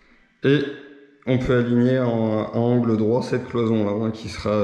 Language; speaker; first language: French; native; French